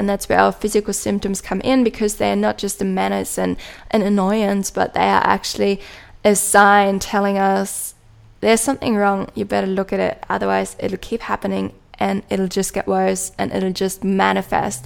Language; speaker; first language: English; non-native, fluent; German